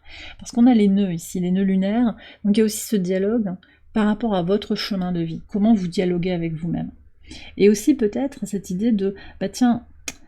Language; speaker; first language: French; native; French